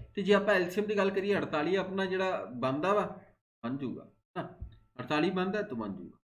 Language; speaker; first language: Hindi; non-native, local second language; Punjabi